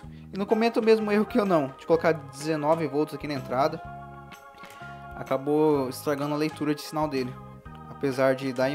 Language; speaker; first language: Portuguese; native; Portuguese